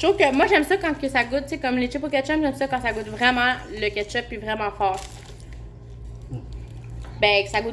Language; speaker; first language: French; native; French